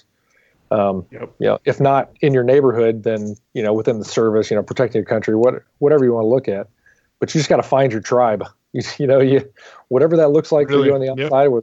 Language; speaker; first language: English; native; English